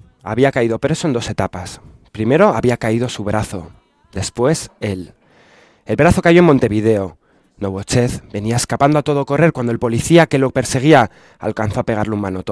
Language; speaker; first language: Spanish; native; Spanish